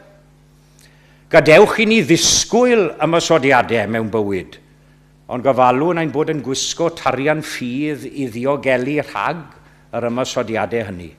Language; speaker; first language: Welsh; native; Welsh